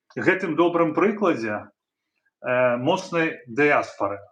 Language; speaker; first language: Belarusian; non-native, local second language; Russian